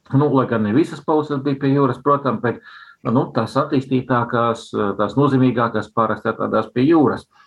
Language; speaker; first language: Latvian; non-native, local second language; Russian